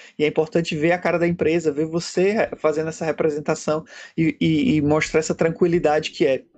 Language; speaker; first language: Portuguese; native; Portuguese